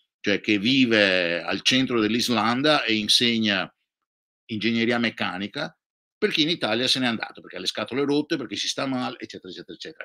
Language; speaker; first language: Italian; native; Italian